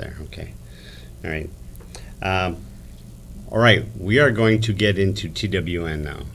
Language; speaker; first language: English; native; English